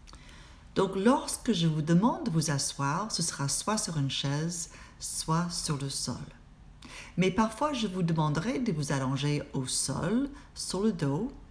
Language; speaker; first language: French; non-native, fluent; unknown